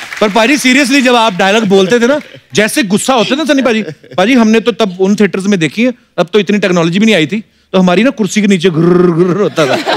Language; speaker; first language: Hindi; non-native, local second language; Punjabi